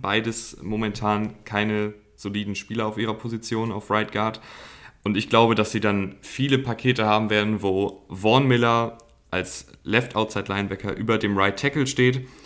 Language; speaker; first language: German; native; German